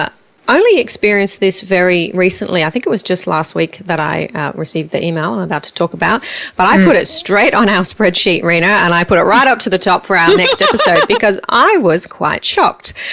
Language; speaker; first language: English; native; English